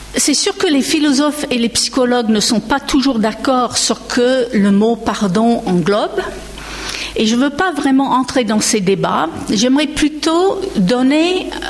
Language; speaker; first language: French; non-native, fluent; English